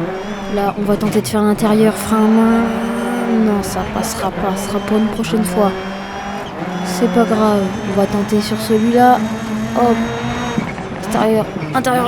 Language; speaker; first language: French; native; French